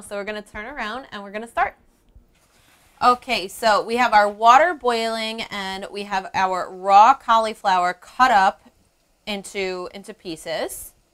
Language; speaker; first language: English; early bilingual, other home language; Italian